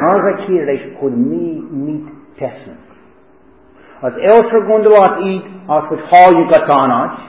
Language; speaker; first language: Hungarian; early bilingual, heritage; Hungarian